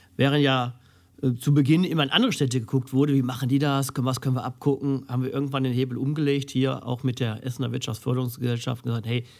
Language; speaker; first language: German; native; German